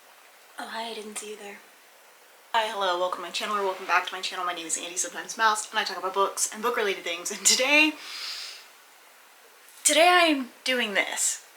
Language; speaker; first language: English; native; English